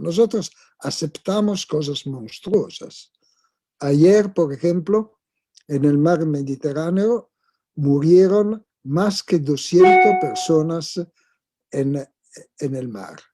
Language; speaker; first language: Spanish; non-native, fluent; Italian